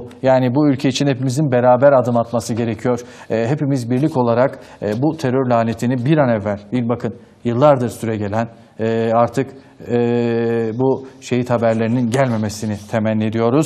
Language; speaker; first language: Turkish; native; Turkish